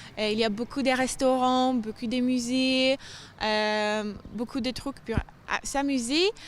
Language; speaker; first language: French; non-native, learner; Polish